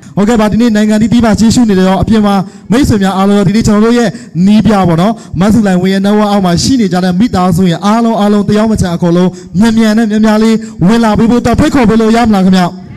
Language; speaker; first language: Burmese; native; Burmese